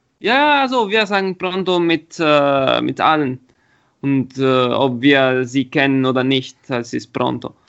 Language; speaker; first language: German; non-native, learner; Italian